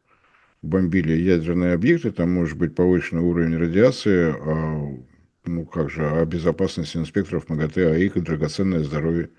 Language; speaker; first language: Russian; native; Russian